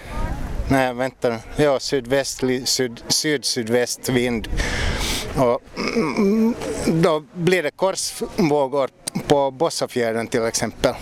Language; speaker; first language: Swedish; native; Swedish